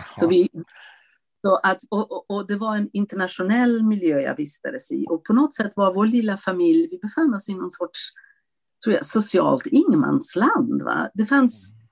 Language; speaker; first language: Swedish; non-native, fluent; Italian